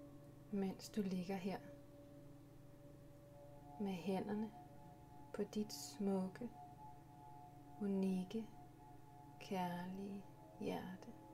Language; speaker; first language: Danish; native; Danish